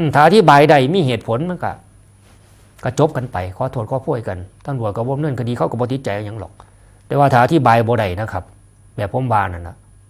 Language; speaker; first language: Thai; native; Thai